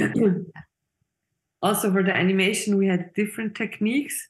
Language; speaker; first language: English; non-native, fluent; Swiss German